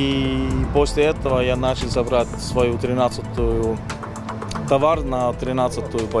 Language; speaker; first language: Russian; non-native, learner; Estonian